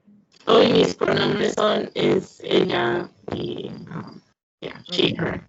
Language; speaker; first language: Spanish; early bilingual, heritage; Spanish